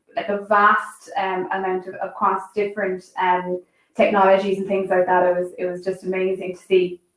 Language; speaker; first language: English; native; English